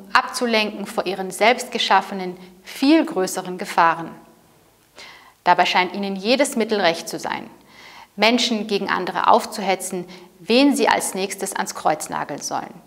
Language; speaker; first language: German; native; German